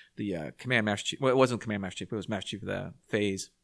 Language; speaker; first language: English; native; English